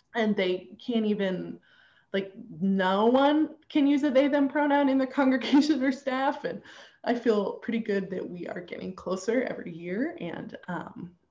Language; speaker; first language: English; native; English